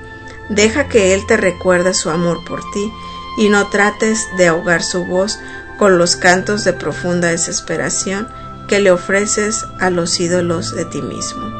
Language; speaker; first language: Spanish; native; Spanish